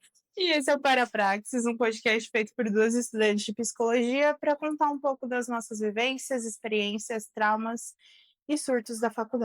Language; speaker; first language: Portuguese; native; Portuguese